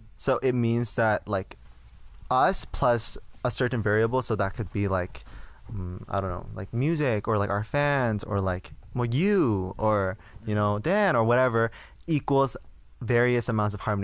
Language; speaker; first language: English; early bilingual, other home language; Korean